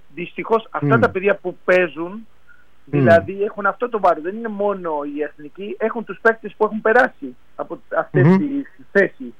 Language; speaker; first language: Greek; non-native, fluent; Spanish